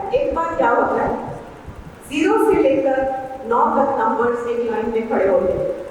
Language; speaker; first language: Hindi; non-native, local second language; Punjabi